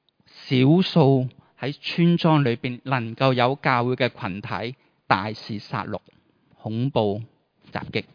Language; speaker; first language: Chinese; native; Chinese